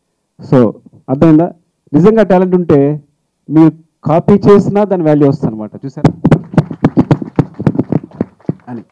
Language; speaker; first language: Telugu; native; Telugu